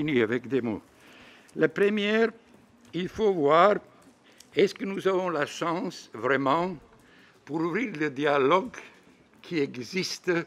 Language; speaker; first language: French; non-native, fluent; Bosnian